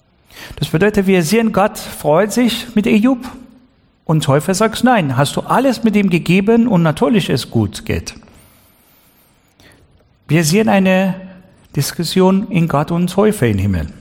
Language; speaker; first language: German; non-native, learner; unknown